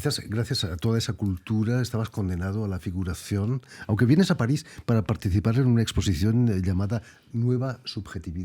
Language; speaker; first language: Spanish; native; Spanish